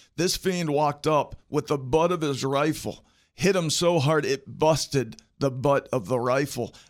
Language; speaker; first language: English; native; English